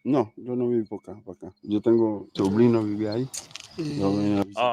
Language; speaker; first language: Spanish; non-native, learner; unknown